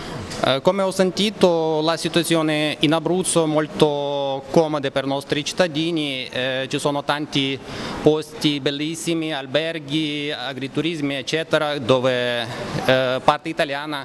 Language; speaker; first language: Italian; non-native, fluent; Ukrainian